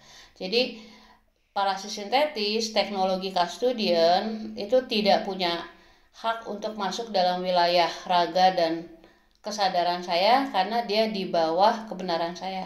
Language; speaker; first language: Indonesian; native; Indonesian